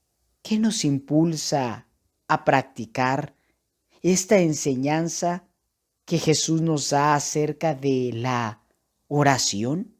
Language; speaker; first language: Spanish; native; Spanish